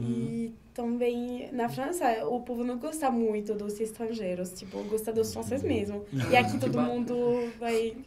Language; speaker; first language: Portuguese; non-native, learner; French